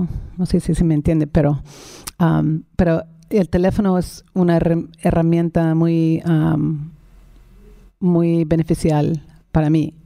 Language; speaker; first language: Spanish; non-native, fluent; English